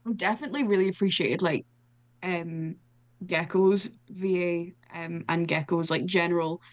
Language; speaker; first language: English; native; English